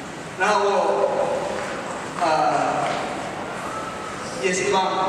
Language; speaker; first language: Chinese; non-native, fluent; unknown